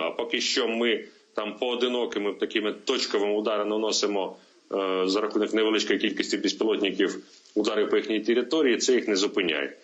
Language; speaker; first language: Ukrainian; native; Ukrainian